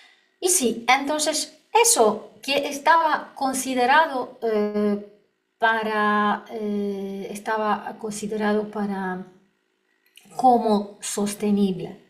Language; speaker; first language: Spanish; non-native, learner; Polish